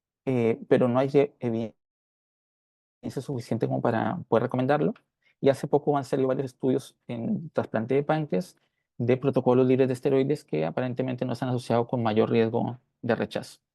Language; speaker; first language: Spanish; native; Spanish